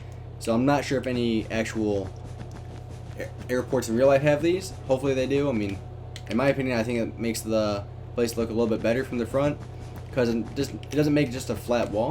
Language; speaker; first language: English; native; English